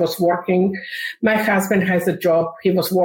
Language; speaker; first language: English; non-native, learner; Macedonian